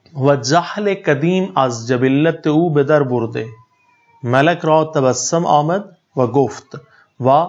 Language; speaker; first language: Urdu; native; Urdu